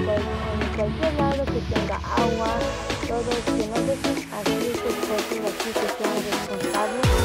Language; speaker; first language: Spanish; early bilingual, heritage; Spanish